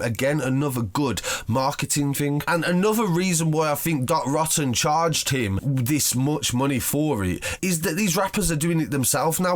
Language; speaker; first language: English; native; English